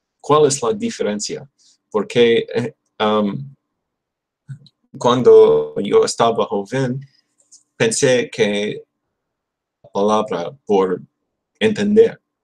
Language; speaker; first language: Spanish; non-native, learner; English